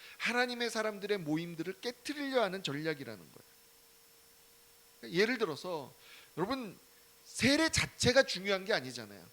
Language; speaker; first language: Korean; native; Korean